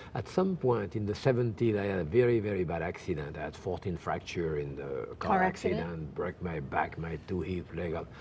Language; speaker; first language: English; non-native, fluent; French